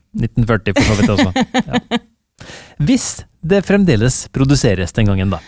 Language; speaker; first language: Norwegian; native; Norwegian